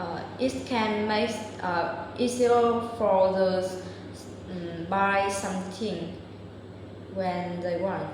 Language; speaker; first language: English; non-native, learner; Vietnamese